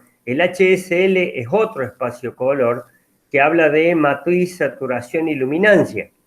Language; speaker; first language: Spanish; native; Spanish